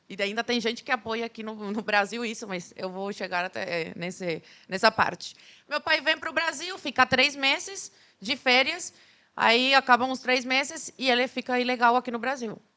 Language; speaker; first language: Portuguese; early bilingual, other home language; Spanish